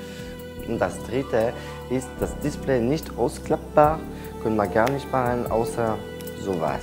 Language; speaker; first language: German; non-native, fluent; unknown